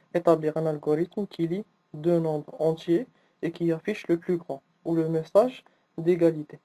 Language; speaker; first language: French; non-native, local second language; Arabic